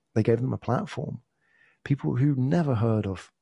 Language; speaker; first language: English; native; English